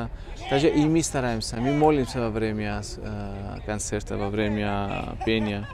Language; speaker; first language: Russian; non-native, fluent; Greek